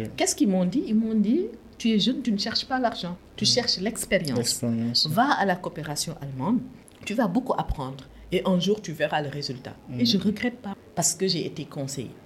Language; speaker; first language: French; non-native, local second language; Wolof